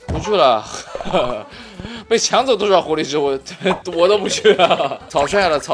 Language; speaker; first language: Chinese; native; Chinese